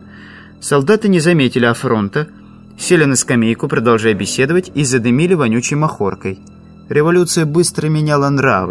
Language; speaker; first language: Russian; native; Russian